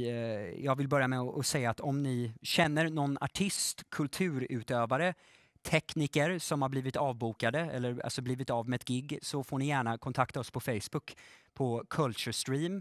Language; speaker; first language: Swedish; native; Swedish